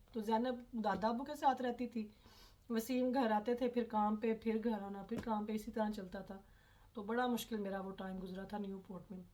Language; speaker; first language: Urdu; non-native, local second language; Punjabi